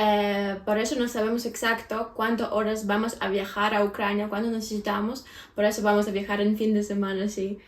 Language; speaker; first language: Spanish; non-native, fluent; Ukrainian